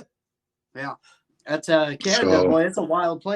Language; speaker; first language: English; native; English